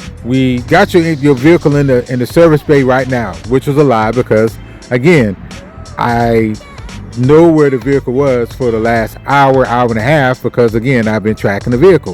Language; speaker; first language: English; native; English